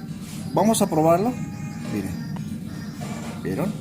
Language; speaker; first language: Spanish; native; Spanish